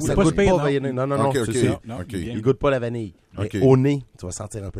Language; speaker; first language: French; native; French